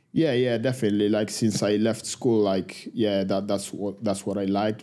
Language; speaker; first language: English; non-native, fluent; Spanish